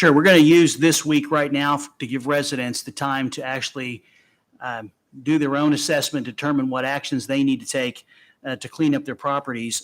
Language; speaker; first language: English; native; English